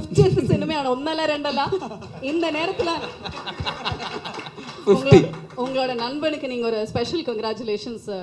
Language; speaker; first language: Tamil; native; Tamil